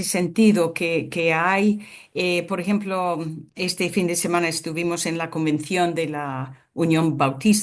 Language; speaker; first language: Spanish; non-native, fluent; English